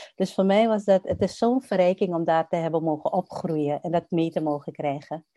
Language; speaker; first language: Dutch; native; Dutch